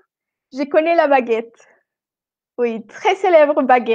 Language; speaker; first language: French; non-native, fluent; Spanish